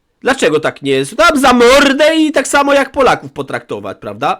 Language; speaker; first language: Polish; native; Polish